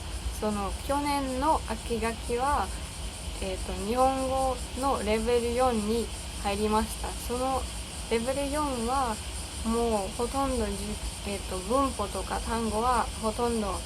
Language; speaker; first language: Japanese; non-native, learner; German